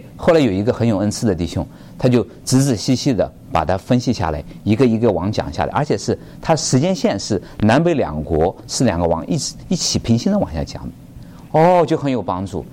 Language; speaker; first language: Chinese; native; Chinese